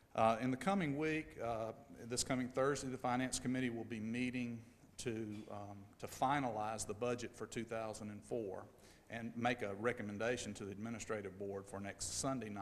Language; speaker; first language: English; native; English